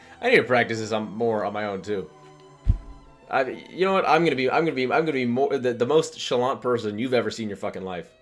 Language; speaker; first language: English; native; English